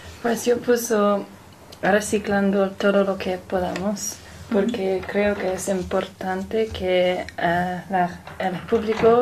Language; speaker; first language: Spanish; non-native, learner; English